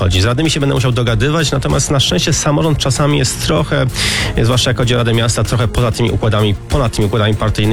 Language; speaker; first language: Polish; native; Polish